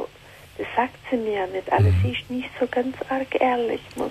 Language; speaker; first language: German; non-native, learner; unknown